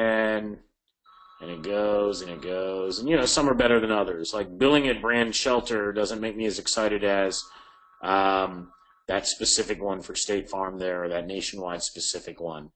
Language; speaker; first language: English; native; English